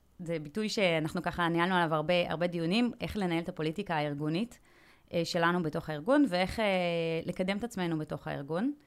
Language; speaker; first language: Hebrew; native; Hebrew